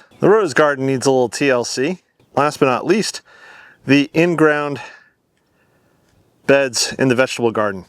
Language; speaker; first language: English; native; English